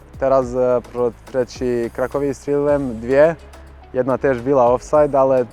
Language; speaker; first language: Polish; non-native, learner; Bosnian